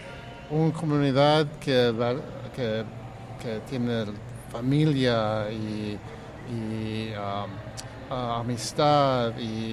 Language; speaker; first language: Spanish; early bilingual, heritage; English